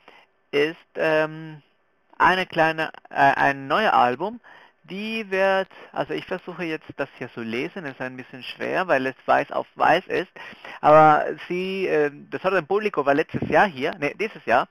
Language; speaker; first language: German; non-native, fluent; Spanish